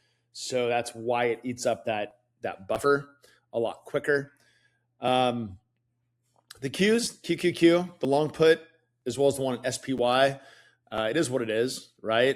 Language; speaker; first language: English; native; English